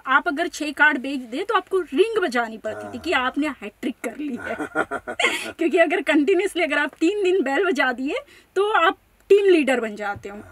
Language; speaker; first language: Hindi; non-native, local second language; Marathi